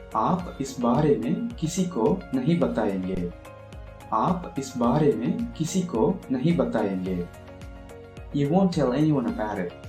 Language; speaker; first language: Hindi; non-native, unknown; Tamil